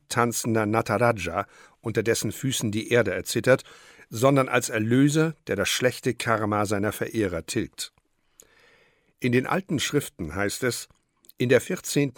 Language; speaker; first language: German; native; German